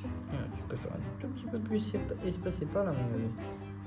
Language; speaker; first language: French; native; French